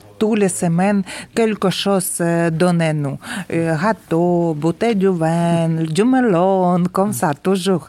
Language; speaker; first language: French; non-native, learner; Ukrainian